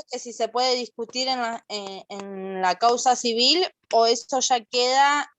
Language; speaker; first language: Spanish; native; Spanish